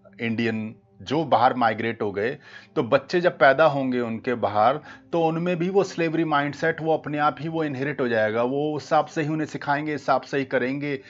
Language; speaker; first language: Hindi; native; Hindi